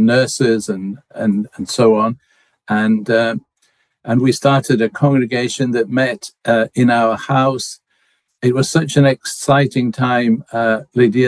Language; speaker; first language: English; native; English